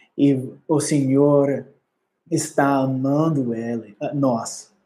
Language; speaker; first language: Portuguese; non-native, learner; English